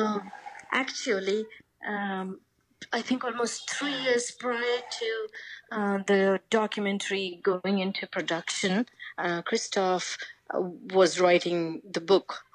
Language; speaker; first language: English; non-native, local second language; Bangla